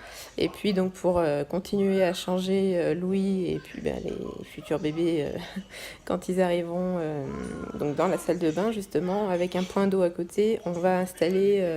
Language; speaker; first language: French; native; French